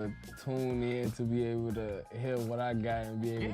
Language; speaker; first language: English; native; English